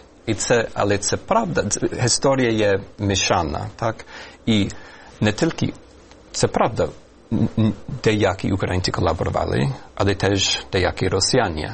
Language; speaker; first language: Ukrainian; non-native, fluent; English